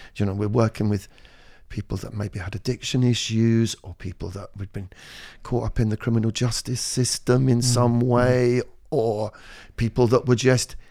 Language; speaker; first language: English; native; English